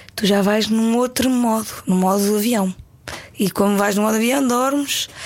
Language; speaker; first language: Portuguese; native; Portuguese